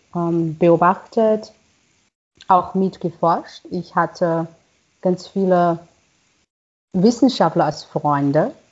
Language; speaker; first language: German; non-native, fluent; Chinese